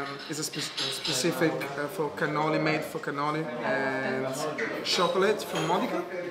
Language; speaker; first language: English; non-native, learner; Italian